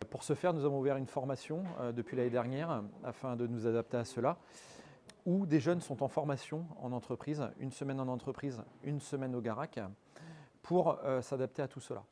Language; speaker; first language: French; native; French